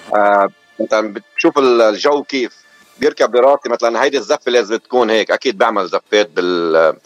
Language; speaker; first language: Arabic; native; Arabic